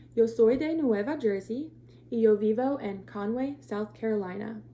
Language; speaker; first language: Spanish; non-native, learner; English